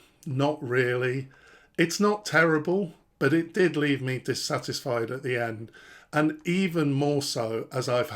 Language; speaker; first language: English; native; English